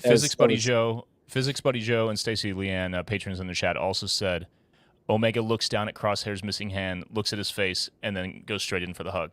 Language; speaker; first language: English; native; English